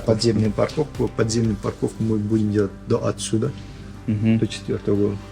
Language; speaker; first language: Russian; non-native, learner; Turkish